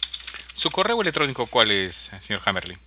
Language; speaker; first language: Spanish; native; Spanish